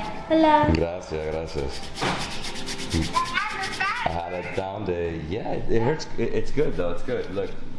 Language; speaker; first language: English; early bilingual, other home language; Spanish